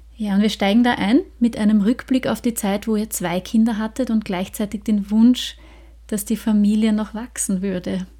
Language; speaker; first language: German; native; German